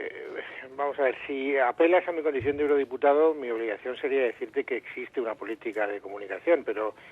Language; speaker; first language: Spanish; native; Spanish